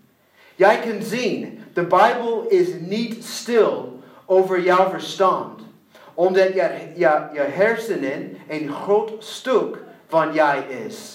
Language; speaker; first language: Dutch; non-native, learner; English